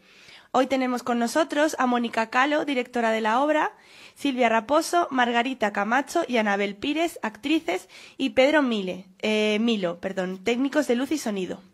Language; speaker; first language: Spanish; native; Spanish